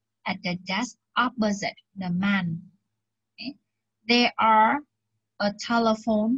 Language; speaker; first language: English; non-native, fluent; Vietnamese